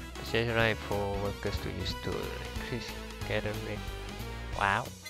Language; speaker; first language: English; non-native, local second language; Malay